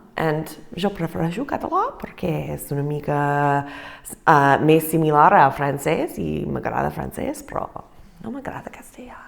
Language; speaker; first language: Catalan; non-native, learner; English